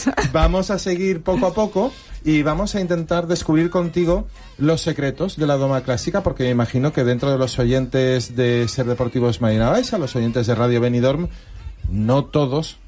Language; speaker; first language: Spanish; native; Spanish